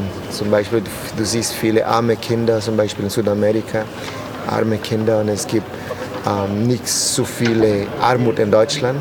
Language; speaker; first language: German; non-native, learner; Spanish